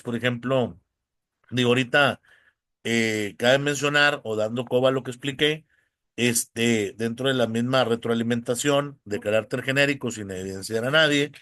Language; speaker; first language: Spanish; native; Spanish